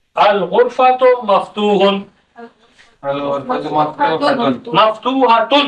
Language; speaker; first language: Arabic; non-native, fluent; Urdu